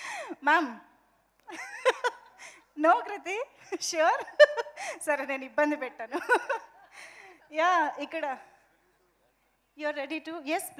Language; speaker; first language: Telugu; native; Telugu